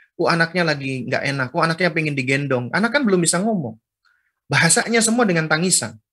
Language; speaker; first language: Indonesian; native; Indonesian